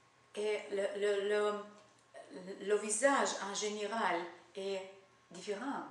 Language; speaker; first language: French; non-native, learner; Russian